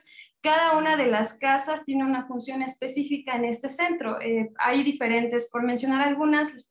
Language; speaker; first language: Spanish; native; Spanish